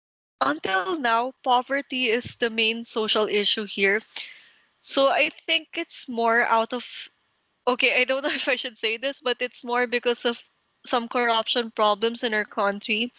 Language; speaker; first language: English; non-native, local second language; Filipino